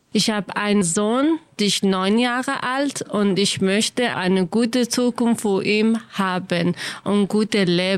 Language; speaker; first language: German; non-native, learner; Kurdish